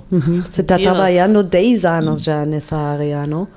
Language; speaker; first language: Portuguese; non-native, fluent; German